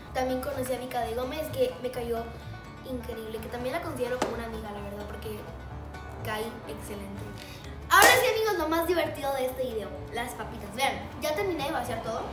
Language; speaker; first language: Spanish; native; Spanish